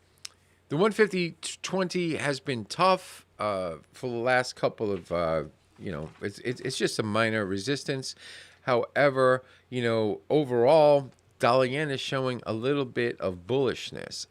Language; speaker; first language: English; native; English